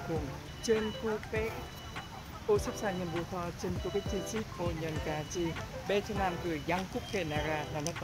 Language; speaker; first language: Korean; non-native, learner; Vietnamese